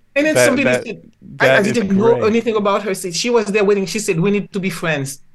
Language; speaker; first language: English; non-native, fluent; Haitian Creole